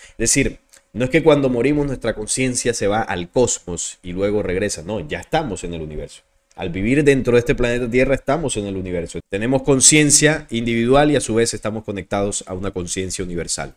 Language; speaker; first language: Spanish; native; Spanish